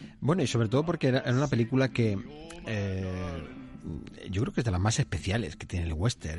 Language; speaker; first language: Spanish; native; Spanish